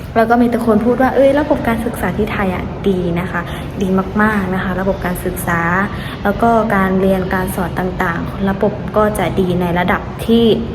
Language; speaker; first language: Thai; native; Thai